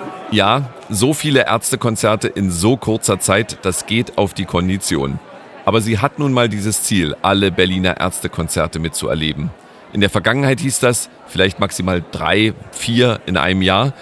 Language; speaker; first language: German; native; German